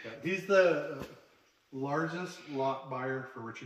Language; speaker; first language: English; native; English